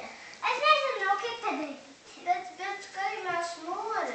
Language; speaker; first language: Lithuanian; early bilingual, heritage; Lithuanian